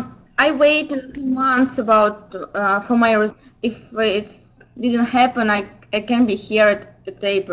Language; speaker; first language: English; non-native, learner; Ukrainian